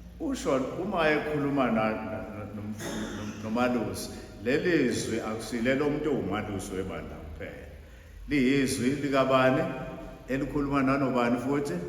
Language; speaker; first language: Zulu; non-native, local second language; Xhosa